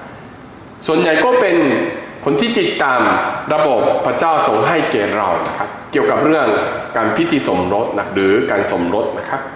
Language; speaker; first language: Thai; non-native, fluent; Korean